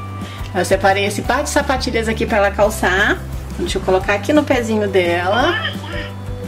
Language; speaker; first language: Portuguese; native; Portuguese